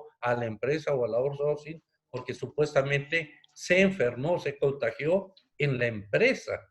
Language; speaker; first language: Spanish; native; Spanish